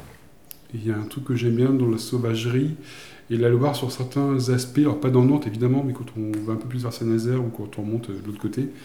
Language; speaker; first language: French; native; French